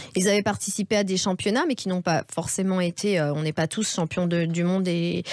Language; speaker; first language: French; native; French